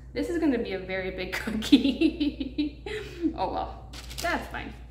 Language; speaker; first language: English; native; English